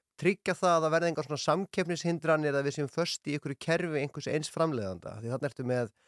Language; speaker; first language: Icelandic; native; Icelandic